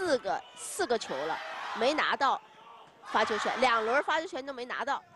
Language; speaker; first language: Chinese; native; Chinese